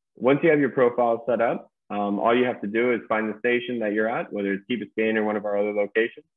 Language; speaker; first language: English; native; English